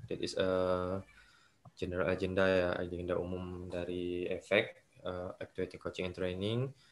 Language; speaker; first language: English; non-native, learner; Indonesian